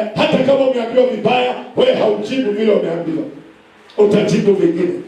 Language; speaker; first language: Swahili; non-native, local second language; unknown